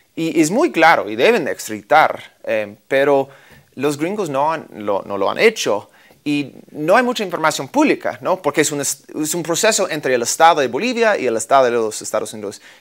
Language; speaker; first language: Spanish; non-native, fluent; English